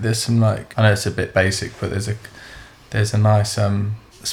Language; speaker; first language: English; native; English